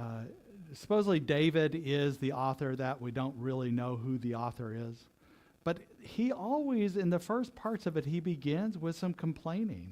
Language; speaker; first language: English; native; English